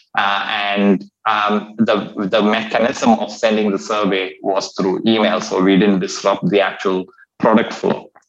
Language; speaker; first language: English; non-native, local second language; Malayalam